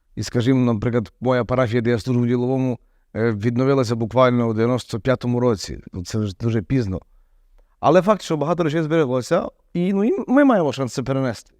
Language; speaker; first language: Ukrainian; native; Ukrainian